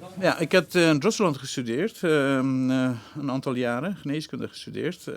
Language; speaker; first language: Dutch; non-native, fluent; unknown